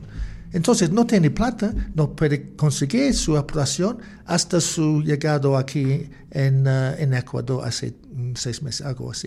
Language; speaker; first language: Spanish; non-native, learner; English